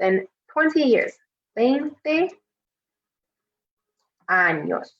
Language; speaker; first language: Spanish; non-native, fluent; English